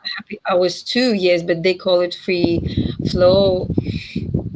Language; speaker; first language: English; non-native, fluent; Russian